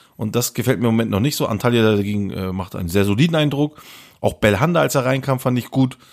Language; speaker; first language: German; early bilingual, other home language; Turkish